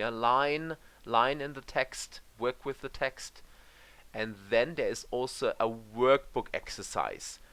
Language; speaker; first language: English; non-native, fluent; German